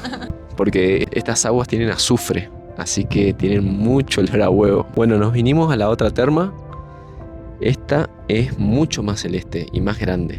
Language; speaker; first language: Spanish; native; Spanish